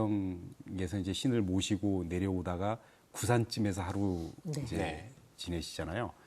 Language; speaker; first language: Korean; native; Korean